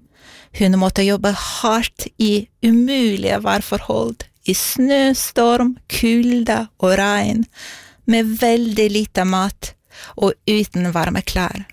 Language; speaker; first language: Norwegian; non-native, fluent; Romanian